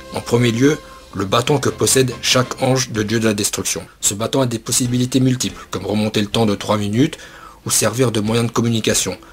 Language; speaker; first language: French; native; French